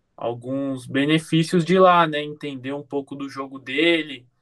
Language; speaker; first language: Portuguese; native; Portuguese